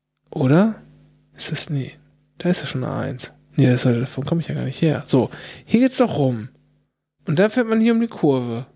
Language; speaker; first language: German; native; German